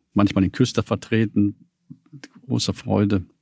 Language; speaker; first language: German; native; German